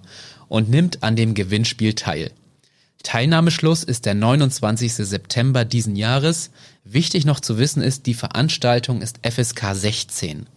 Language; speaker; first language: German; native; German